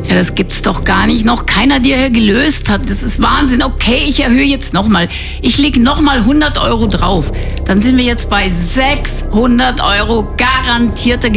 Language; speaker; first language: German; native; German